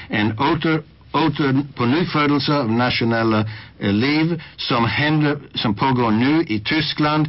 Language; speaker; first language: Swedish; non-native, fluent; English